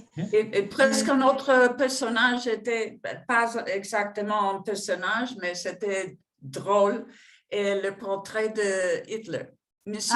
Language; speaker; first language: French; non-native, fluent; Spanish